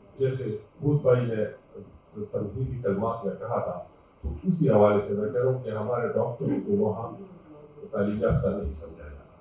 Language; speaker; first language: Urdu; non-native, local second language; Pashto